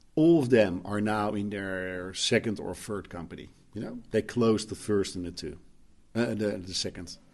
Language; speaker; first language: English; non-native, fluent; Dutch